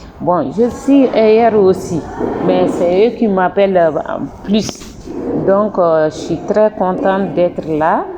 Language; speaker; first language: French; non-native, local second language; Bambara